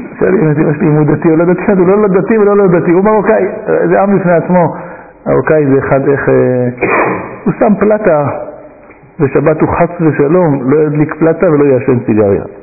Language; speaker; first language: Hebrew; native; Hebrew